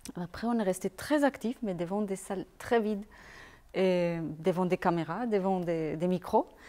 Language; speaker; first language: French; non-native, fluent; Spanish